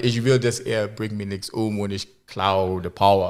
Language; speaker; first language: German; non-native, learner; English